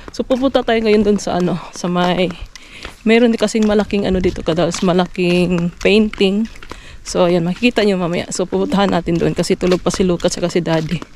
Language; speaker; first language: Filipino; non-native, local second language; Cebuano